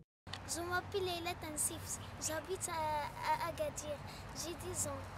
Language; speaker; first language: French; non-native, learner; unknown